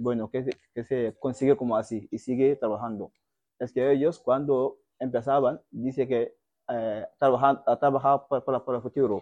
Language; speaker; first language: Spanish; non-native, learner; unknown